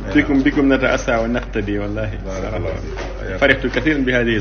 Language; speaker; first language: Arabic; non-native, local second language; Wolof